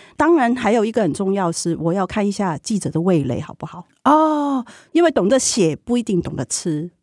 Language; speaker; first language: Chinese; non-native, fluent; Cantonese